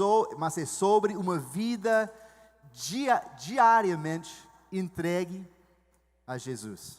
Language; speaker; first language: Portuguese; non-native, fluent; English